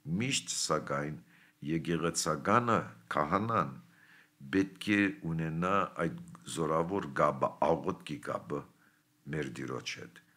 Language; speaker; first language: Armenian; early bilingual, heritage; Armenian